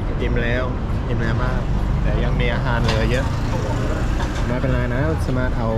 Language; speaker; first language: Thai; non-native, fluent; English